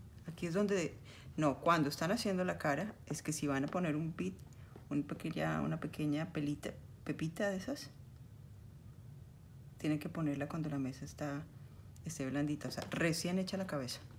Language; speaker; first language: Spanish; native; Spanish